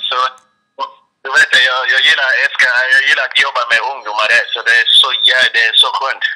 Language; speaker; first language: Swedish; non-native, fluent; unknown